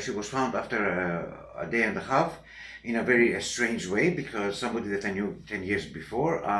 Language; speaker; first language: English; non-native, fluent; Greek